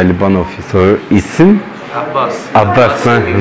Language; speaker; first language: English; non-native, learner; Turkish